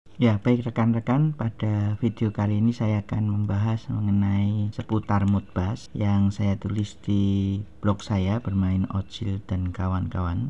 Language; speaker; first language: Indonesian; native; Indonesian